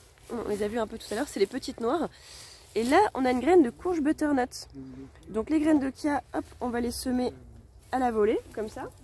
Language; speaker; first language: French; native; French